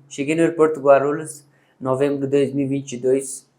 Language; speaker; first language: Portuguese; non-native, learner; Persian